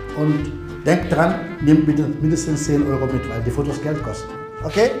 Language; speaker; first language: German; non-native, fluent; Wolof